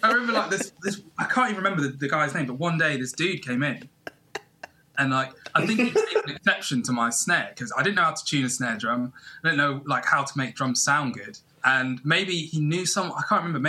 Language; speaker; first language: English; native; English